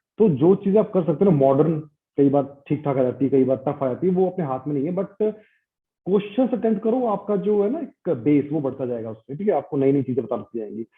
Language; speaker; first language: Hindi; native; Hindi